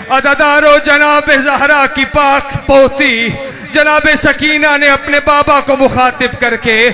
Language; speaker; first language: Urdu; non-native, local second language; Punjabi